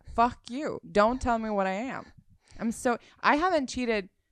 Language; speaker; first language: English; non-native, fluent; Swedish